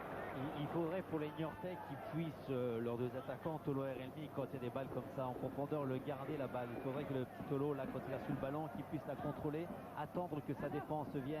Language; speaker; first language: French; native; French